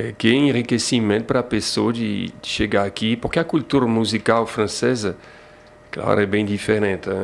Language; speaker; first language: Portuguese; non-native, fluent; French